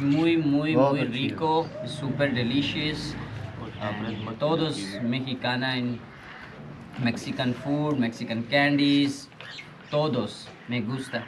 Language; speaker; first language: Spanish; non-native, learner; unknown